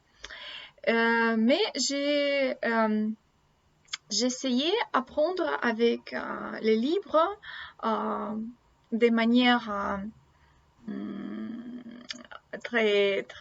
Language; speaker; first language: French; non-native, learner; Russian